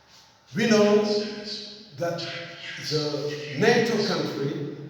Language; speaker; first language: English; non-native, fluent; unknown